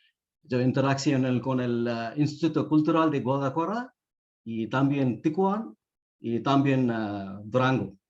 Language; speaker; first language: Spanish; non-native, learner; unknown